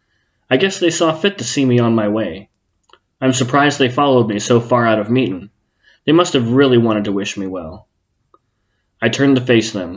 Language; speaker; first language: English; native; English